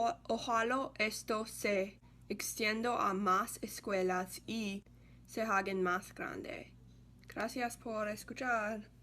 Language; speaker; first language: Spanish; non-native, learner; English